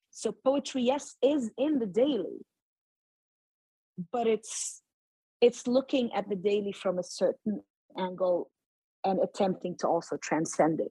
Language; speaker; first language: English; non-native, fluent; Arabic